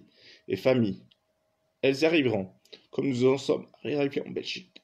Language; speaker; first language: French; non-native, local second language; Kabyle